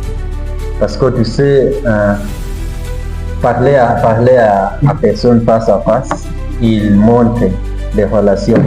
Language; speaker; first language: French; non-native, learner; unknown